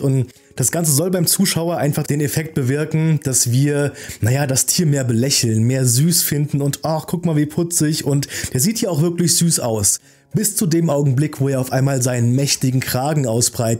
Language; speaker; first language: German; native; German